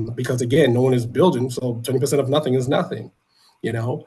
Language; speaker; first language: English; native; English